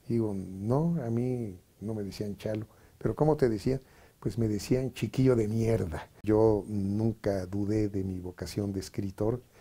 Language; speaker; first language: Spanish; native; Spanish